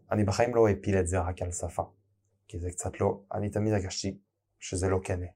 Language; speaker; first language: Hebrew; non-native, fluent; French